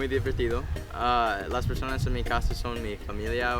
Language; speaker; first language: Spanish; non-native, learner; English